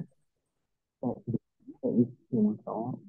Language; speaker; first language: German; non-native, learner; Indonesian